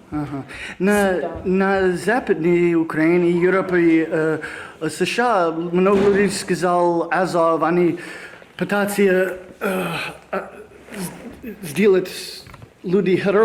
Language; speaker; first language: Russian; non-native, learner; English